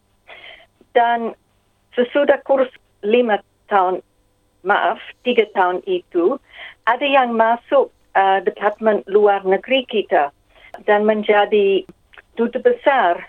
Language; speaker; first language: Indonesian; non-native, fluent; English